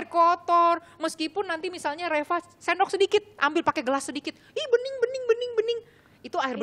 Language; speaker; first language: Indonesian; native; Indonesian